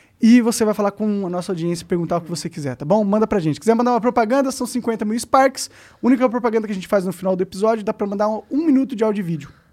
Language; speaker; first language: Portuguese; native; Portuguese